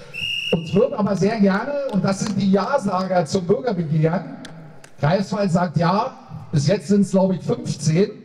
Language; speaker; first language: German; native; German